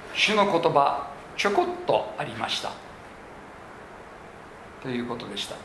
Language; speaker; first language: Japanese; non-native, local second language; English